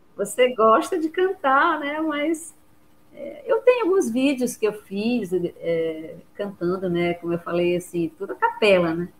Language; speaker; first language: Portuguese; native; Portuguese